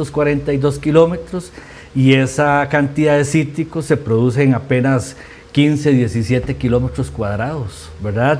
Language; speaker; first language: Spanish; native; Spanish